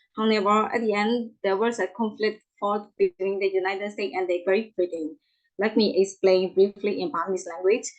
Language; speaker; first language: English; non-native, learner; Burmese